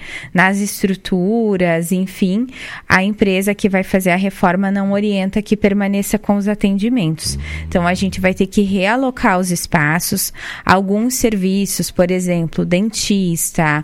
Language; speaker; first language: Portuguese; native; Portuguese